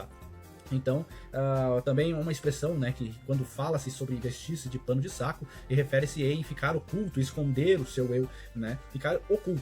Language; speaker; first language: Portuguese; native; Portuguese